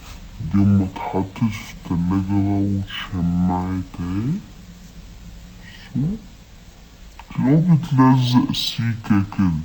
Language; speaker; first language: Arabic; native; Arabic